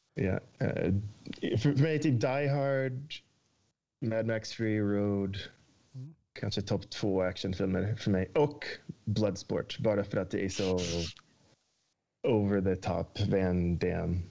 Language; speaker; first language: Swedish; non-native, fluent; English